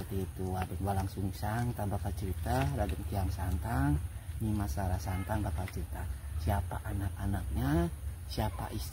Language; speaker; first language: Indonesian; native; Indonesian